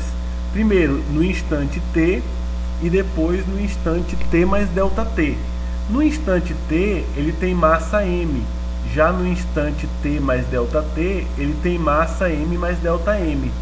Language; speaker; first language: Portuguese; native; Portuguese